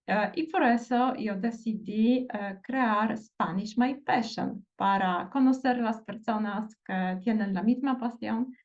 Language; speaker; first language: Spanish; non-native, fluent; Portuguese